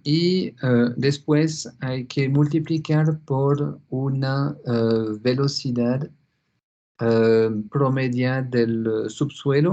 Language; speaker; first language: Spanish; non-native, fluent; French